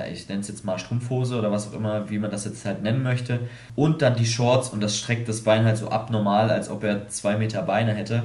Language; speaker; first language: German; native; German